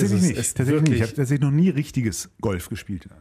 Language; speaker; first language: German; native; German